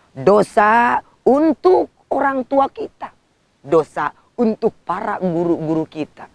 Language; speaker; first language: Indonesian; non-native, local second language; Sundanese